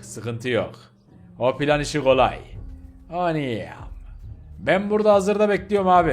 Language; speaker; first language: Turkish; native; Turkish